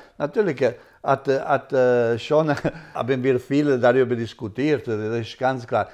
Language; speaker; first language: German; non-native, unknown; Italian